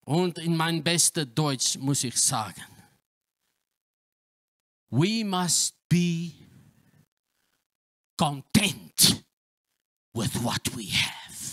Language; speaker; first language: German; non-native, learner; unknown